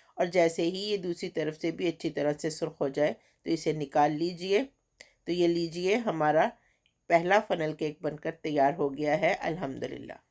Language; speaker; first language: Urdu; native; Urdu